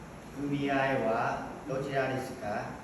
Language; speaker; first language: Japanese; non-native, learner; Vietnamese